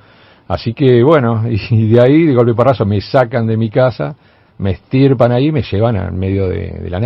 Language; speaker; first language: Spanish; native; Spanish